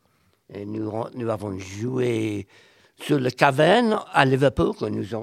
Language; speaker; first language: French; non-native, learner; English